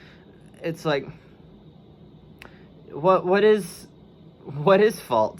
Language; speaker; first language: English; native; English